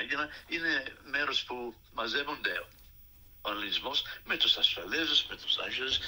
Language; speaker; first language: Greek; early bilingual, other home language; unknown